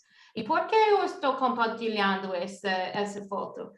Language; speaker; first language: Portuguese; non-native, fluent; English